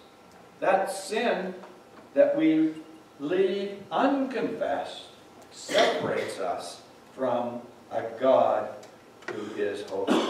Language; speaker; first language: English; native; English